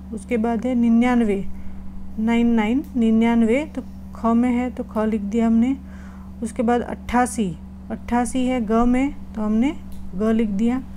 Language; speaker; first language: Hindi; non-native, local second language; Gujarati